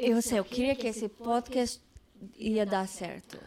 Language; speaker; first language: Portuguese; non-native, fluent; Hebrew